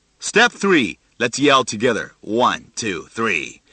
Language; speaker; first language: English; non-native, fluent; Chinese